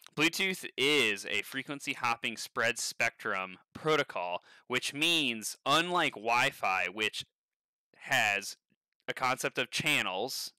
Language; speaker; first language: English; native; English